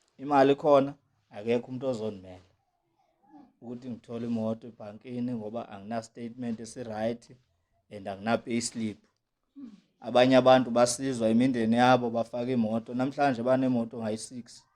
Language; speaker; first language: Zulu; non-native, local second language; Xhosa